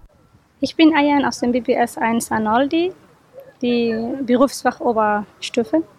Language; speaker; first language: German; non-native, learner; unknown